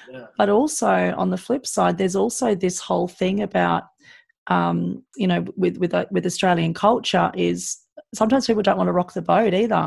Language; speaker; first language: English; native; English